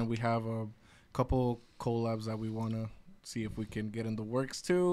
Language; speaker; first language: English; early bilingual, other home language; Spanish